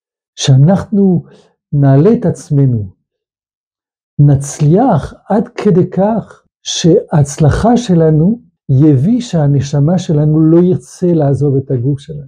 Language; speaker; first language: Hebrew; non-native, fluent; French